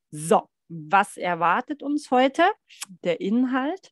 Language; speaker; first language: German; native; German